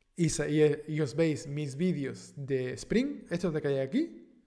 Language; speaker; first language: Spanish; native; Spanish